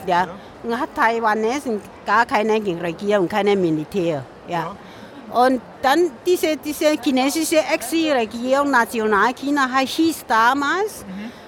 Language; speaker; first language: German; non-native, learner; Min Nan Chinese